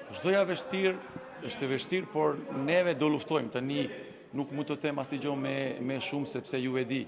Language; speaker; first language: Albanian; non-native, learner; Serbian